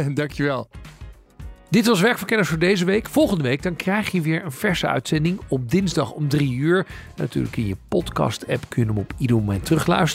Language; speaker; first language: Dutch; native; Dutch